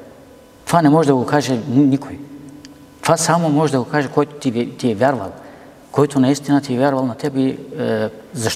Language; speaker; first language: Bulgarian; non-native, local second language; Turkish